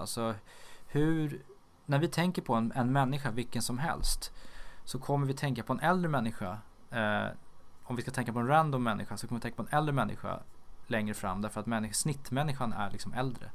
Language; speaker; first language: Swedish; native; Swedish